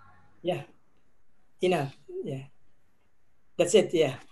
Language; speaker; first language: English; non-native, fluent; Indonesian